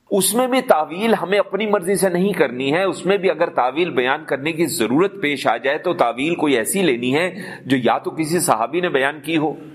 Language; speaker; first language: Urdu; non-native, local second language; Punjabi